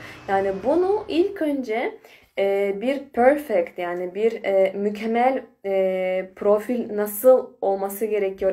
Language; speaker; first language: Turkish; non-native, fluent; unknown